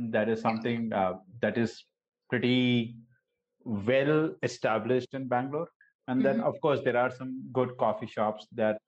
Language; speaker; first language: English; non-native, local second language; Gujarati